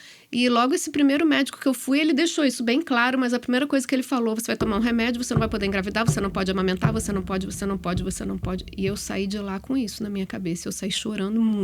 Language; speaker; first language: Portuguese; native; Portuguese